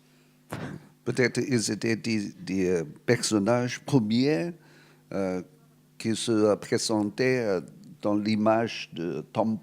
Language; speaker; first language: French; non-native, fluent; Cantonese